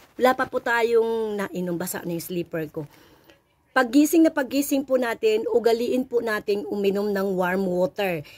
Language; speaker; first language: Filipino; non-native, local second language; Cebuano